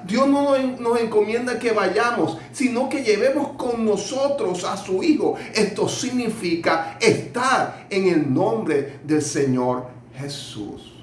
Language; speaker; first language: Spanish; native; Spanish